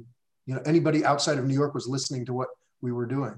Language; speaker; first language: English; native; English